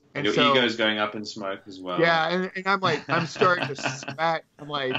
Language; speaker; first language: English; native; English